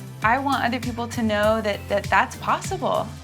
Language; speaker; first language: English; native; English